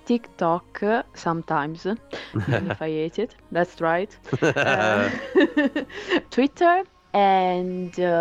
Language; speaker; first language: English; non-native, fluent; Italian